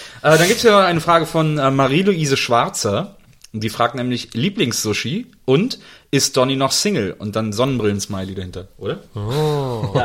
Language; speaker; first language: German; native; German